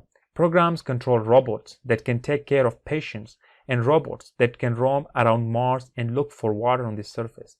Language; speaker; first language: English; non-native, fluent; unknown